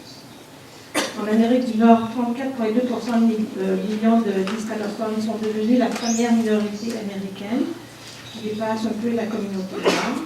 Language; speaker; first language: French; native; French